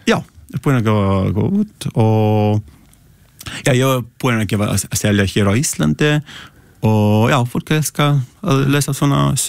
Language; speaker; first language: Icelandic; non-native, learner; Italian